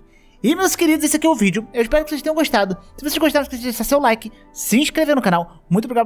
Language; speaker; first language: Portuguese; native; Portuguese